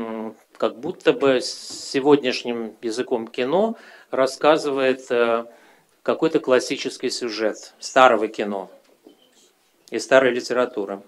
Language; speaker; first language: Russian; native; Russian